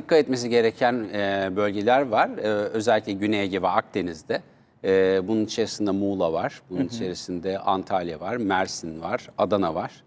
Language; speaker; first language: Turkish; native; Turkish